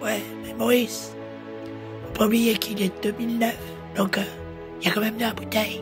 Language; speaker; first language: French; native; French